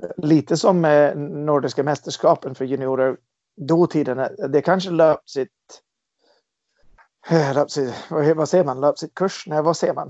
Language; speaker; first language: Swedish; non-native, fluent; English